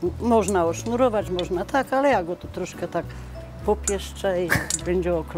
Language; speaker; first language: Polish; native; Polish